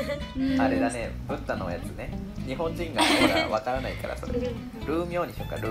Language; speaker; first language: Japanese; native; Japanese